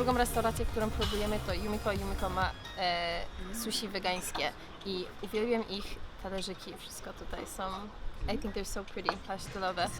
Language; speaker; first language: Polish; early bilingual, heritage; English